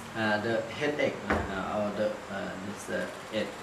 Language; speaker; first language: English; non-native, learner; Thai